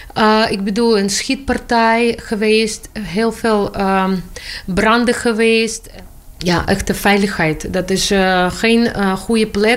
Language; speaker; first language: Dutch; non-native, learner; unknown